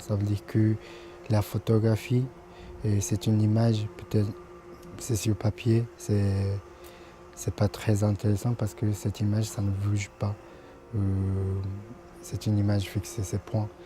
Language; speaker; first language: French; non-native, fluent; Japanese